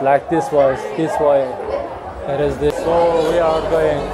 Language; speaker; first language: English; non-native, learner; Turkish